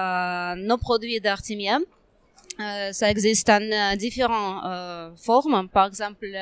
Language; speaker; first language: French; non-native, fluent; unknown